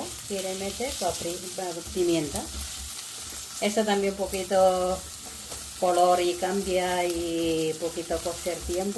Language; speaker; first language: Spanish; non-native, learner; Malayalam